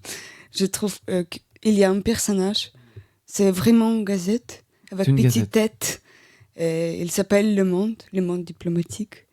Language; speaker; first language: French; non-native, learner; Russian